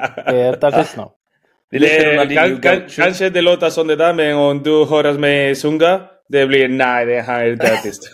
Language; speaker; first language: Swedish; non-native, fluent; Spanish